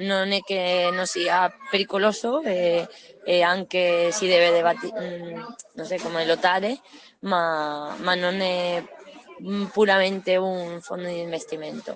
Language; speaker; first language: Italian; non-native, learner; Spanish